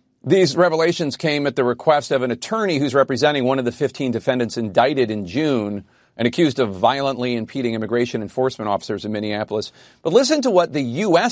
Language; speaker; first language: English; native; English